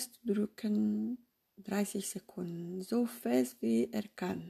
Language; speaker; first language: German; non-native, fluent; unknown